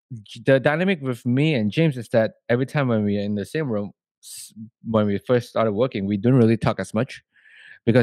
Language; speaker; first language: English; non-native, local second language; Chinese